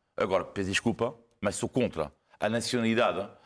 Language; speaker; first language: Portuguese; non-native, fluent; French